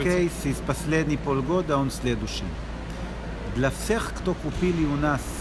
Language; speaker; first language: Russian; non-native, learner; Hebrew